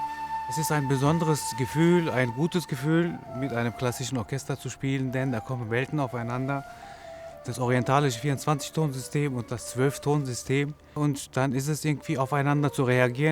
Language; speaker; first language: German; non-native, fluent; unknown